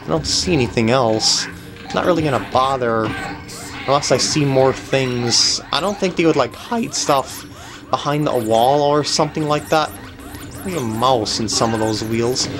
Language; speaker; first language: English; native; English